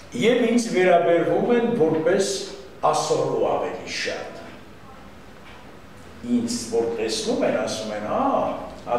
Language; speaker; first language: Armenian; non-native, local second language; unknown